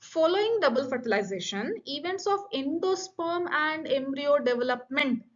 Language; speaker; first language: English; non-native, local second language; Kannada